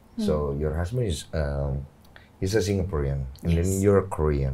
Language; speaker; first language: English; non-native, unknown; Indonesian